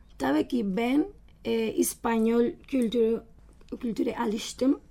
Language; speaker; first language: Turkish; non-native, learner; Spanish